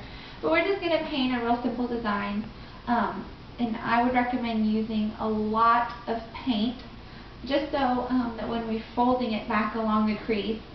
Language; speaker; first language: English; native; English